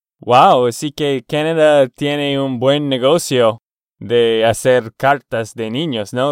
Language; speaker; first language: Spanish; non-native, learner; English